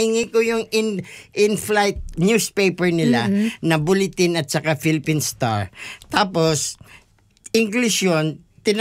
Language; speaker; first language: Filipino; non-native, local second language; Bikol